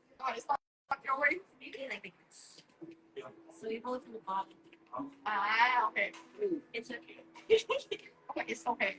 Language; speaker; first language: English; non-native, learner; Thai